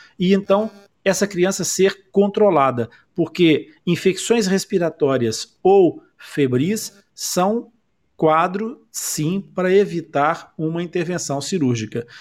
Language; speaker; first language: Portuguese; native; Portuguese